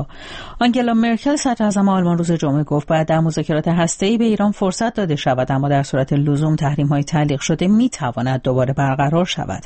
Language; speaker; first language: Persian; native; Persian